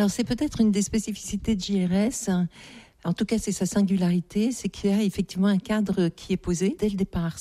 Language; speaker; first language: French; native; French